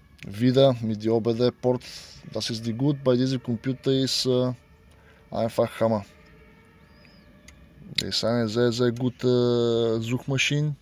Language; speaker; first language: German; non-native, learner; Bulgarian